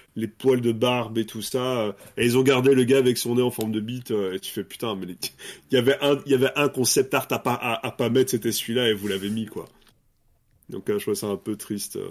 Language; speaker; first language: French; native; French